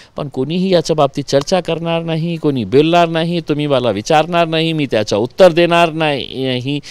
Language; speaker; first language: Marathi; non-native, local second language; Urdu